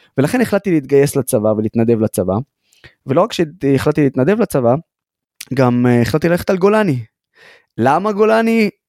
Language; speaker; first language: Hebrew; non-native, local second language; Arabic